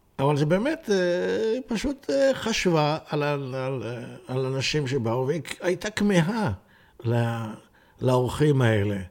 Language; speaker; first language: Hebrew; native; Hebrew